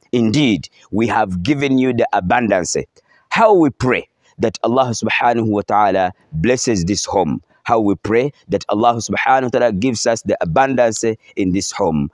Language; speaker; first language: English; non-native, local second language; Ganda